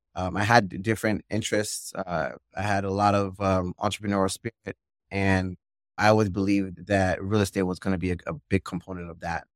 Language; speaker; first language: English; native; English